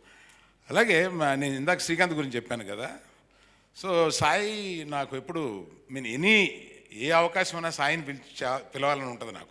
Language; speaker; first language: Telugu; native; Telugu